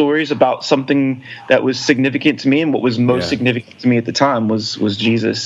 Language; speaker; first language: English; native; English